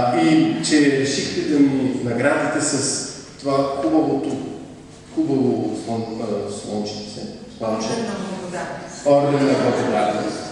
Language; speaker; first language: Bulgarian; non-native, fluent; French